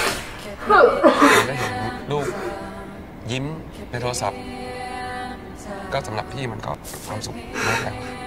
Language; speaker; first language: Thai; native; Thai